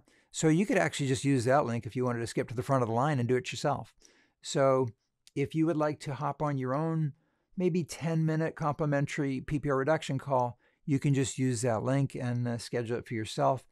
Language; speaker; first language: English; native; English